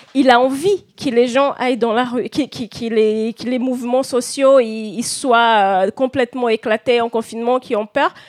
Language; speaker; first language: French; non-native, fluent; Portuguese